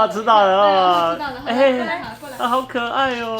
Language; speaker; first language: Chinese; native; Chinese